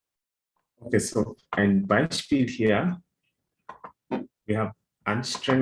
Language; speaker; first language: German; non-native, fluent; English